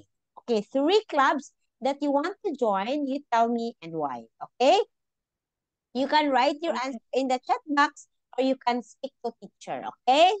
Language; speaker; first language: English; non-native, local second language; Filipino